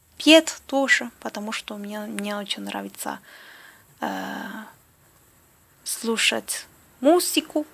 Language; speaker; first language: Russian; non-native, learner; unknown